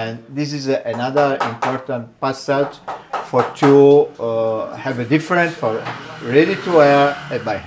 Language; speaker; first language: English; non-native, learner; Italian